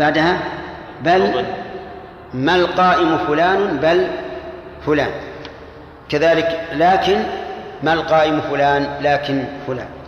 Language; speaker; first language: Arabic; native; Arabic